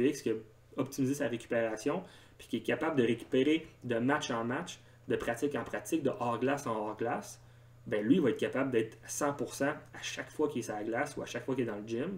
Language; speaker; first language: French; native; French